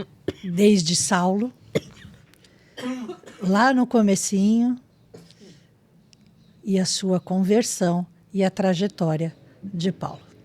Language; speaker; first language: Portuguese; native; Portuguese